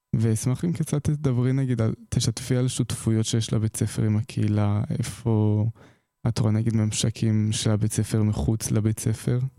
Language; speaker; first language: Hebrew; native; Hebrew